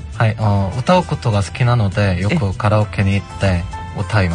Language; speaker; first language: Japanese; non-native, learner; Korean